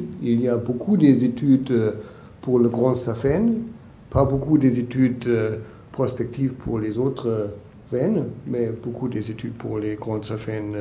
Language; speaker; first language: French; non-native, learner; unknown